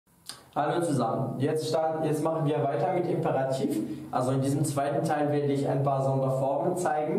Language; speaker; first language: German; non-native, fluent; French